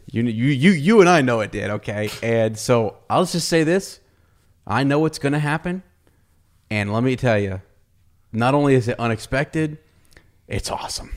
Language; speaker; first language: English; native; English